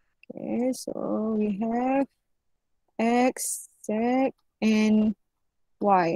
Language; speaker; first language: English; non-native, local second language; Malay